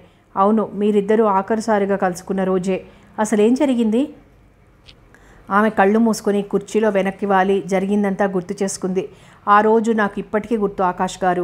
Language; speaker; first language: Telugu; native; Telugu